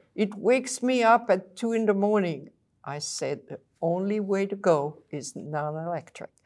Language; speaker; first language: English; non-native, fluent; French